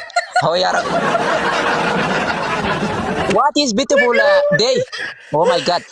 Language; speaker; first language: English; non-native, learner; Oromo